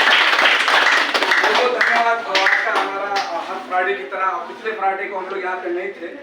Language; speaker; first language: Hindi; native; Hindi